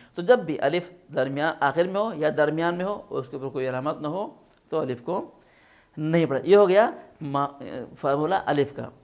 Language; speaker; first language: Urdu; native; Urdu